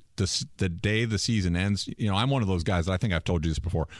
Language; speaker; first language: English; native; English